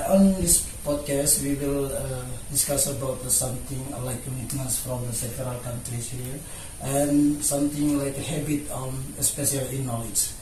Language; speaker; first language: English; non-native, learner; Indonesian